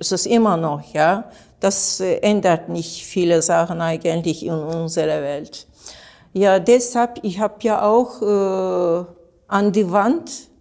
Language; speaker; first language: German; non-native, learner; Turkish